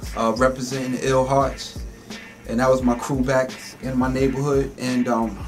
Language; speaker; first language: English; native; English